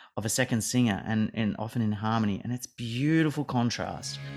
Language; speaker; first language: English; native; English